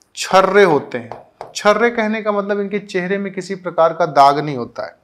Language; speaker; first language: Hindi; native; Hindi